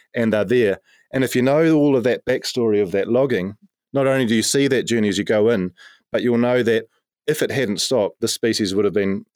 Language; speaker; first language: English; native; English